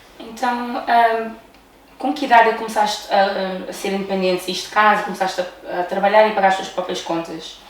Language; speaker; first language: Portuguese; early bilingual, other home language; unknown